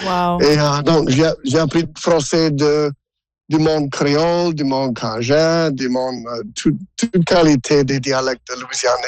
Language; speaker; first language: French; non-native, local second language; English